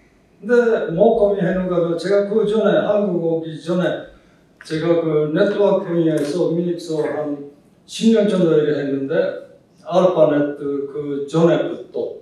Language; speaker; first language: Korean; early bilingual, heritage; Japanese